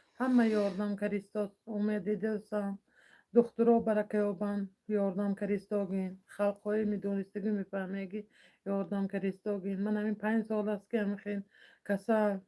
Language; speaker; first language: Tajik; native; Tajik